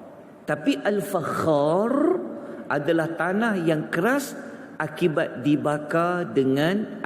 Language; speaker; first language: Malay; native; Malay